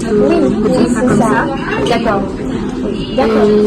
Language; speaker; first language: French; non-native, fluent; Russian